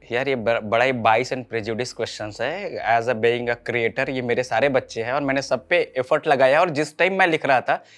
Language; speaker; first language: Hindi; native; Hindi